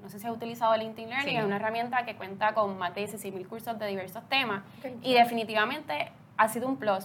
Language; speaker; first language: Spanish; native; Spanish